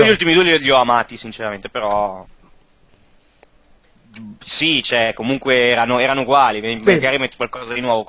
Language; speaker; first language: Italian; native; Italian